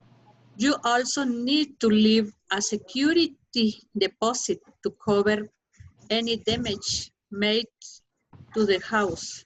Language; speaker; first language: English; non-native, learner; Spanish